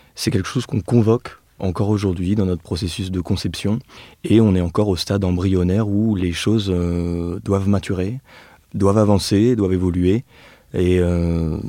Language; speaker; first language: French; native; French